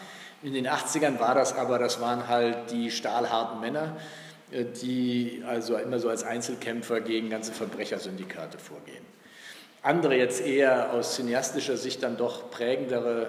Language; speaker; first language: German; native; German